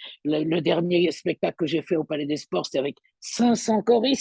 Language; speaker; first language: French; native; French